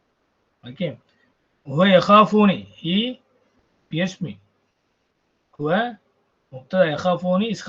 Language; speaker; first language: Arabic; non-native, fluent; Tamil